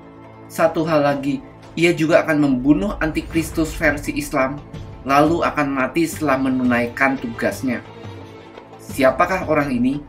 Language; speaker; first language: Indonesian; native; Indonesian